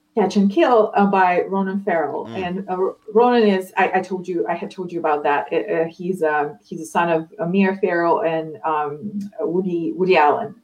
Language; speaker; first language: English; non-native, fluent; Ukrainian